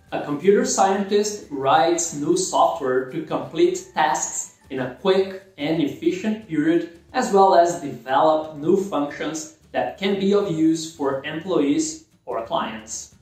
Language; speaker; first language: English; non-native, fluent; Portuguese